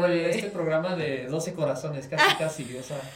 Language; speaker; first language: Spanish; native; Spanish